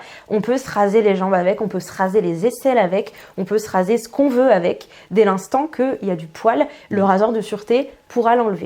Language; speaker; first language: French; native; French